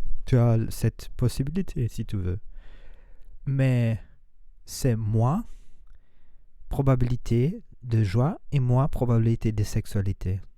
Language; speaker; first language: French; non-native, learner; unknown